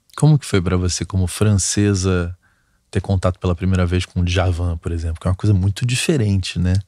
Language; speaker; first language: Portuguese; native; Portuguese